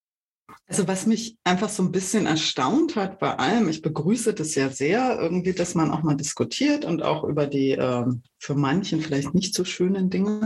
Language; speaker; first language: German; native; German